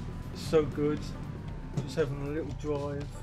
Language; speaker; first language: English; native; English